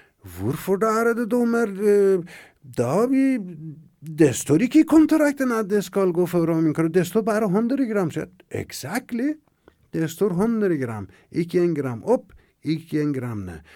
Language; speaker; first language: Norwegian; non-native, fluent; Persian